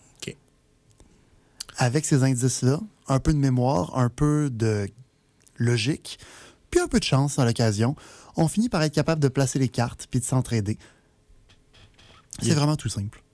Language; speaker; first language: French; native; French